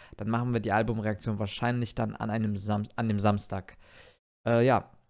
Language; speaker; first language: German; early bilingual, other home language; Turkish